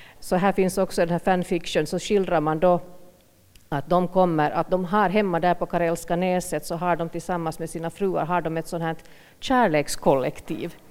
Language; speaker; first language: Swedish; native; Swedish